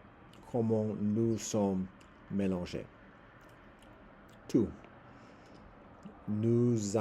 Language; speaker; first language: French; non-native, learner; English